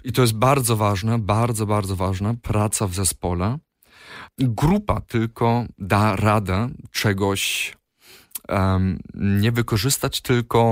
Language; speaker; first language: Polish; early bilingual, heritage; Polish